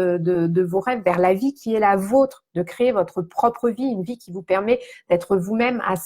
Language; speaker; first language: French; native; French